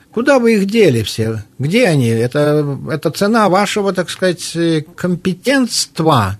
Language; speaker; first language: Russian; native; Russian